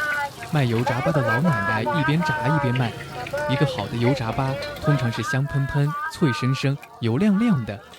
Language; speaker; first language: Chinese; native; Chinese